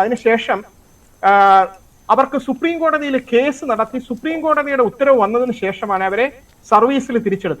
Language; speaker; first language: Malayalam; native; Malayalam